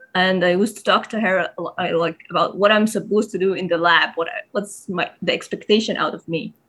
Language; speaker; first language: English; non-native, fluent; Arabic